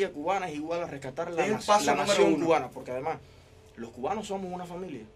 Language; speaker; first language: Spanish; native; Spanish